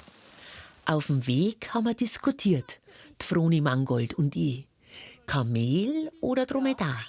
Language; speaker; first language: German; native; German